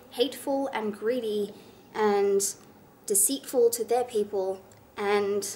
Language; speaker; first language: English; native; English